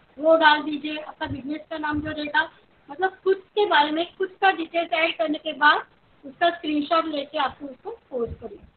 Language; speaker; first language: Hindi; non-native, local second language; Marathi